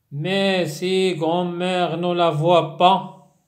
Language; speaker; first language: French; non-native, local second language; Arabic